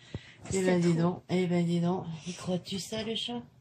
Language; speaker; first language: French; native; French